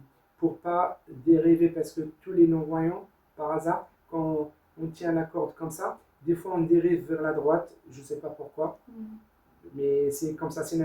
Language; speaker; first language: French; non-native, learner; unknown